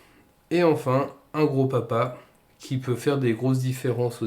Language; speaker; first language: French; native; French